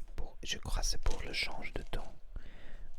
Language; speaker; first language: French; non-native, learner; Spanish